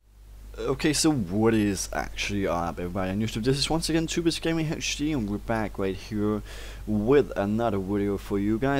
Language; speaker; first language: English; non-native, fluent; Danish